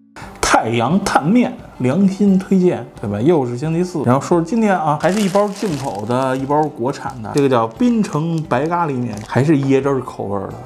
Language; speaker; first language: Chinese; native; Chinese